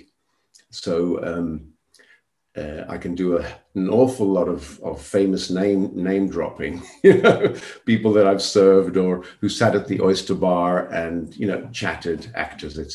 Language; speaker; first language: English; native; English